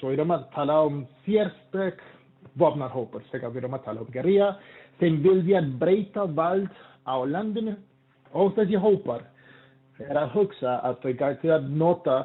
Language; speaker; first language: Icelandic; non-native, learner; Spanish